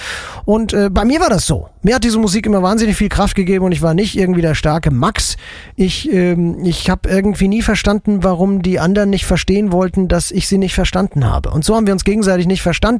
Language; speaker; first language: German; native; German